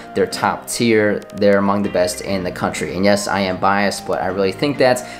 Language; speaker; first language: English; native; English